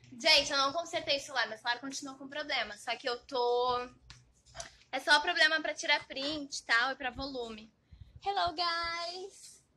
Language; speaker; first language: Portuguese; native; Portuguese